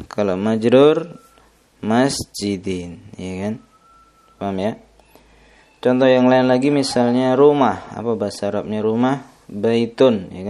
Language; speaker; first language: Indonesian; native; Indonesian